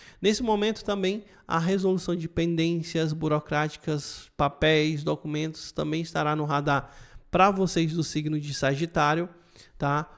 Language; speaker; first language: Portuguese; native; Portuguese